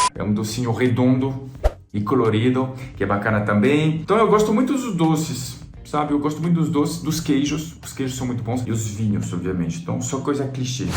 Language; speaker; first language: Portuguese; non-native, fluent; French